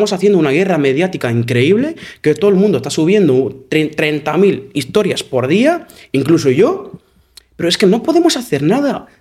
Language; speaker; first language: Spanish; non-native, fluent; Arabic